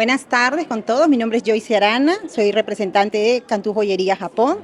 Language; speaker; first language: Spanish; native; Spanish